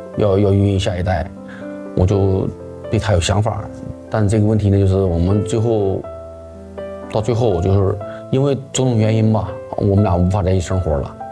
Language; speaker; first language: Chinese; native; Chinese